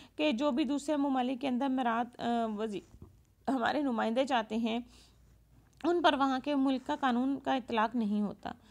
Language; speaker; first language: Urdu; non-native, local second language; Punjabi